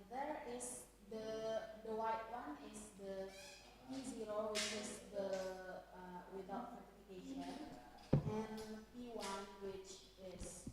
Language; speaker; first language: English; non-native, learner; Indonesian